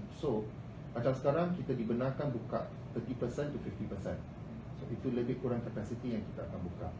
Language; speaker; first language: Malay; non-native, local second language; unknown